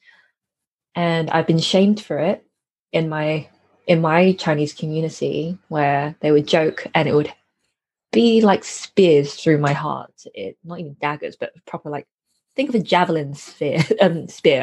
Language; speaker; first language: English; native; English